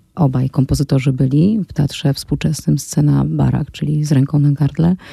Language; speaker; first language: Polish; native; Polish